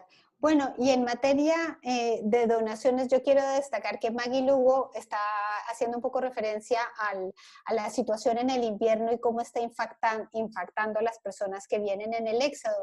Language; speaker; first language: Spanish; native; Spanish